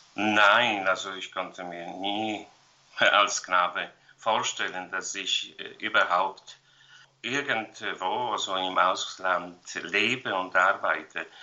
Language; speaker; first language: German; non-native, fluent; Polish